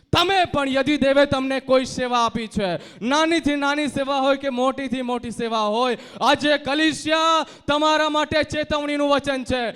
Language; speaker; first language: Gujarati; native; Gujarati